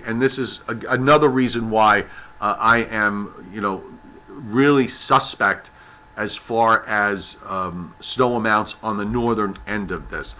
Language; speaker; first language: English; native; English